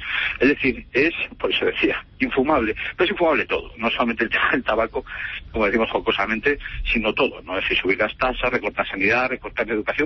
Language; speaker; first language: Spanish; native; Spanish